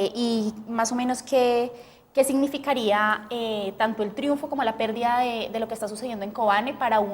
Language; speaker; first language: Spanish; native; Spanish